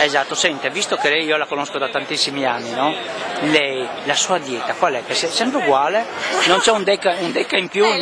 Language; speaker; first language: Italian; native; Italian